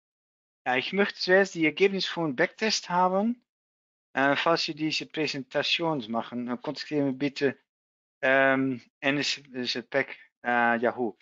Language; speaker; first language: German; non-native, learner; Dutch